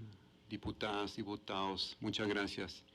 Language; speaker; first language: Spanish; non-native, fluent; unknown